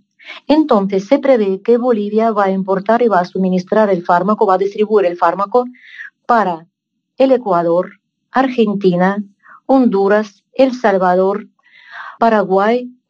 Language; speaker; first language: Spanish; non-native, fluent; Russian